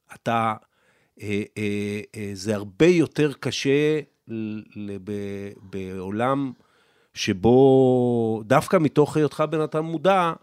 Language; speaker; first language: Hebrew; native; Hebrew